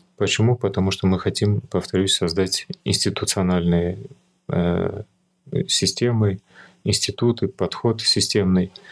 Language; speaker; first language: Russian; early bilingual, other home language; Armenian